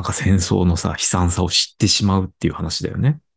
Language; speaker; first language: Japanese; native; Japanese